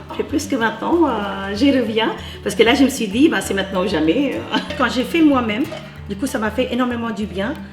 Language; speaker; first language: French; non-native, fluent; Hindi